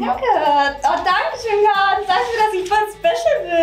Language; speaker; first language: German; native; German